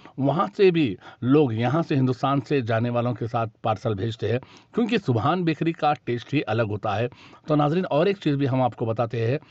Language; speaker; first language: Hindi; non-native, local second language; Urdu